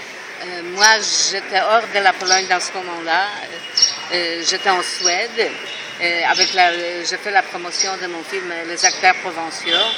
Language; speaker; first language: French; non-native, fluent; Polish